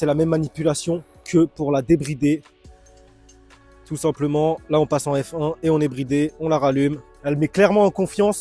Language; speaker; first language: French; native; French